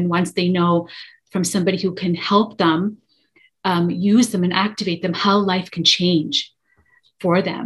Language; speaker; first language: English; native; English